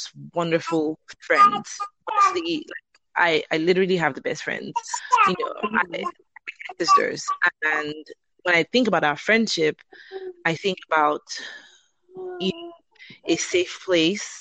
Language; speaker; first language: English; non-native, local second language; Yoruba